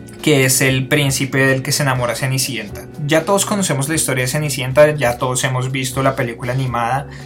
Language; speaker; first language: Spanish; native; Spanish